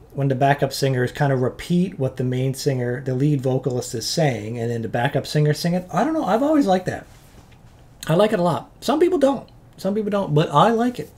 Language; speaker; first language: English; native; English